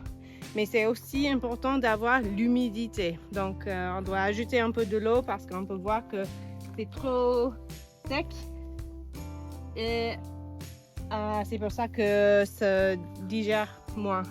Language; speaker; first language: French; non-native, fluent; English